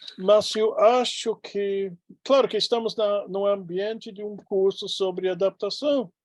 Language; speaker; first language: Portuguese; non-native, fluent; English